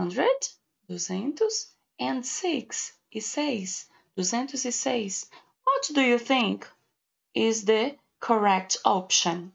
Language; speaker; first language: English; non-native, learner; Portuguese